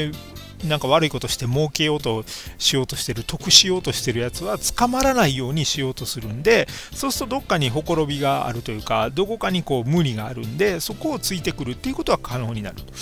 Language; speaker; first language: Japanese; native; Japanese